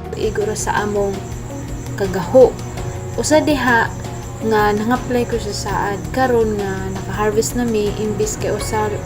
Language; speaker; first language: Cebuano; native; Cebuano